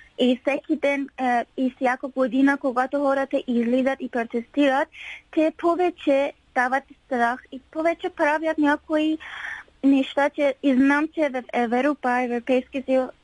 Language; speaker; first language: Bulgarian; non-native, learner; Persian